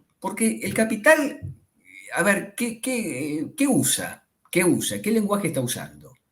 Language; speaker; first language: Spanish; native; Spanish